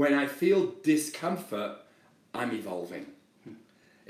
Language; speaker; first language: English; native; English